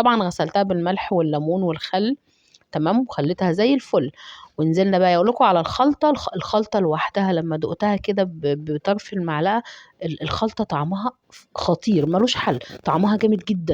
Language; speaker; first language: Arabic; native; Arabic